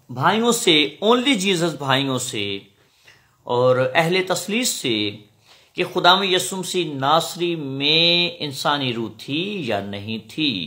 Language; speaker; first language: Urdu; non-native, local second language; Punjabi